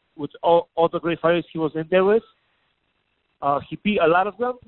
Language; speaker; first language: English; native; English